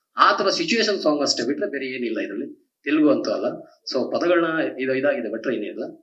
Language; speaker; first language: Kannada; native; Kannada